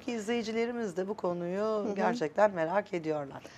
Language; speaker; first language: Turkish; native; Turkish